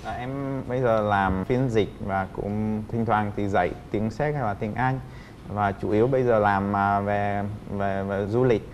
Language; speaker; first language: Vietnamese; non-native, fluent; Czech